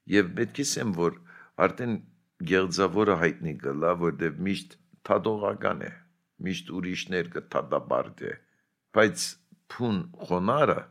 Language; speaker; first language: Armenian; early bilingual, heritage; Armenian